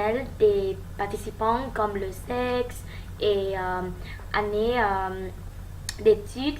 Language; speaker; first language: French; non-native, learner; Thai